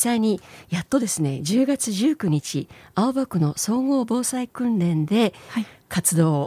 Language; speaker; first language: Japanese; native; Japanese